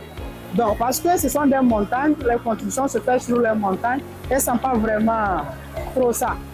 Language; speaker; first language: French; non-native, fluent; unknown